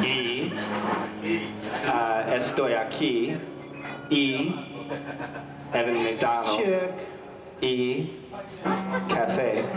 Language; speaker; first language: Spanish; non-native, learner; English